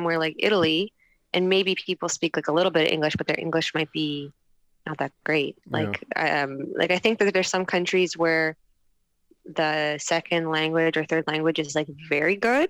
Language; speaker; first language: English; native; English